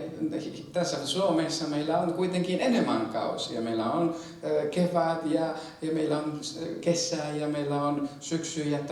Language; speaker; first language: Finnish; non-native, fluent; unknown